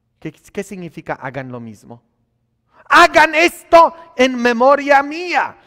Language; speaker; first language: Spanish; non-native, fluent; Polish